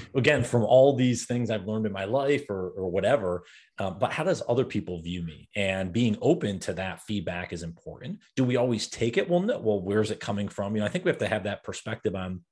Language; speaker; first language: English; native; English